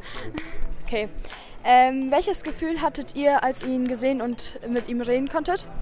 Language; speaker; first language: German; native; German